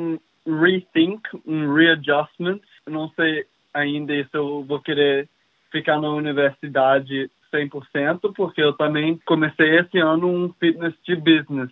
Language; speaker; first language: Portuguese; early bilingual, heritage; English